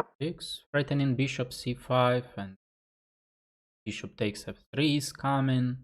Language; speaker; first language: English; non-native, fluent; Russian